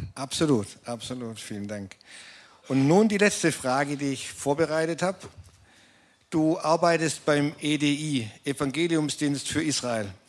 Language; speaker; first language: German; native; German